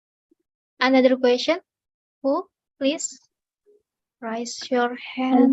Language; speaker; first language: English; non-native, learner; Indonesian